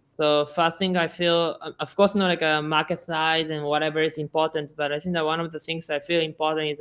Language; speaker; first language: English; non-native, fluent; Japanese